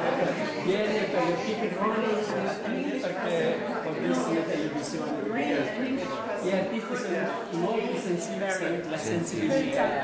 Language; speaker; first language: Italian; non-native, learner; English